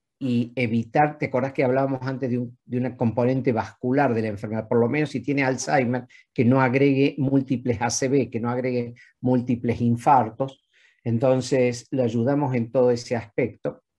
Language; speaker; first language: Spanish; native; Spanish